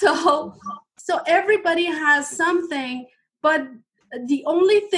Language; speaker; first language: English; non-native, fluent; Persian